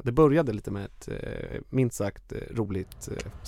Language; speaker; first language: Swedish; native; Swedish